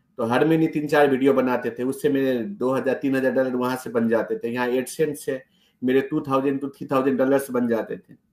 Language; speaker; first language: Hindi; native; Hindi